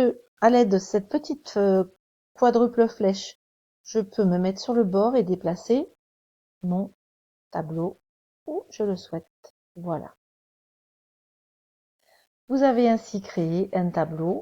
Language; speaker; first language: French; native; French